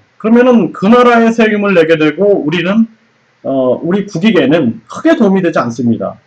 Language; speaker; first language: Korean; native; Korean